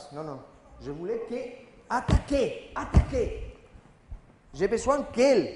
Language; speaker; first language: French; non-native, learner; Spanish